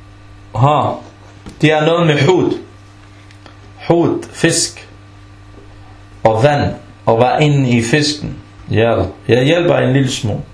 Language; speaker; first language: Danish; early bilingual, other home language; Arabic